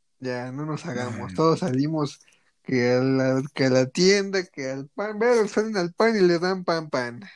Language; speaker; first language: Spanish; native; Spanish